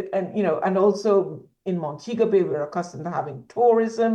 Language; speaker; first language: English; native; English